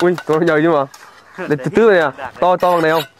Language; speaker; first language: Vietnamese; native; Vietnamese